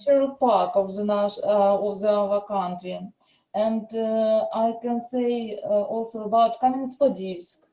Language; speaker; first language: English; non-native, learner; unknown